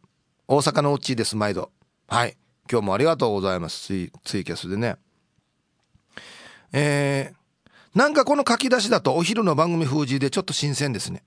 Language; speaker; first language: Japanese; native; Japanese